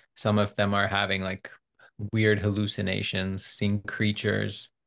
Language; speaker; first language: English; non-native, local second language; Urdu